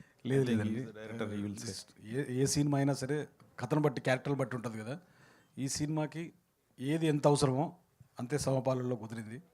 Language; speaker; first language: Telugu; native; Telugu